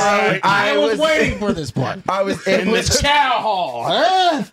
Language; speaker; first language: English; native; English